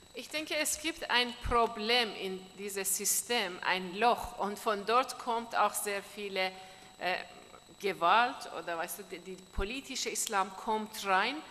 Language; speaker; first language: German; non-native, learner; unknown